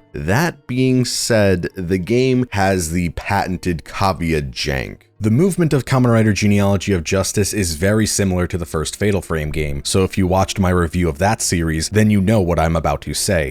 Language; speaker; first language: English; native; English